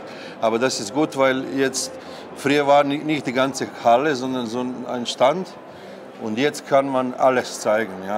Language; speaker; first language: German; non-native, fluent; Croatian